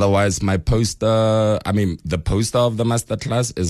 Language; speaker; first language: English; non-native, local second language; Northern Sotho